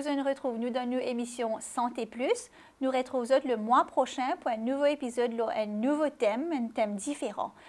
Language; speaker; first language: French; non-native, local second language; Morisyen